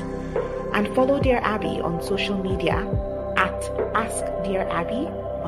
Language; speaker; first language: English; non-native, local second language; Yoruba